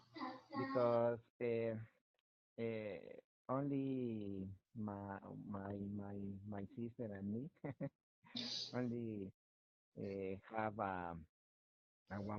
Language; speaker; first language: English; non-native, learner; Spanish